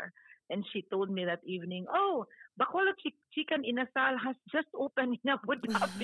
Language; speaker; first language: English; non-native, local second language; Cebuano